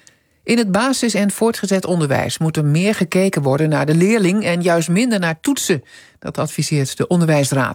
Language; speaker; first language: Dutch; native; Dutch